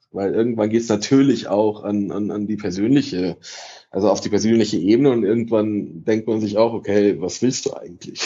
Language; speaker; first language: German; early bilingual, other home language; Italian